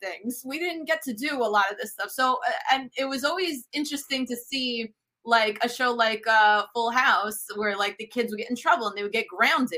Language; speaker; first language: English; early bilingual, other home language; Italian